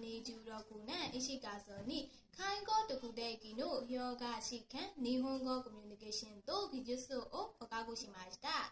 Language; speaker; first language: Japanese; non-native, learner; Burmese